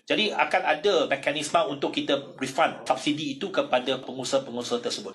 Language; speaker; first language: Malay; native; Malay